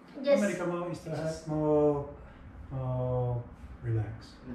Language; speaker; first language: Indonesian; non-native, fluent; English